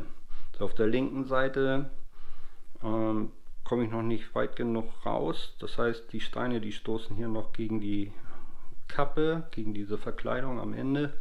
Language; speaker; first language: German; native; German